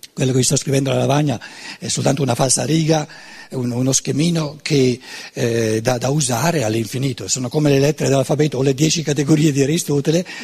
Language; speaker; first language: Italian; non-native, fluent; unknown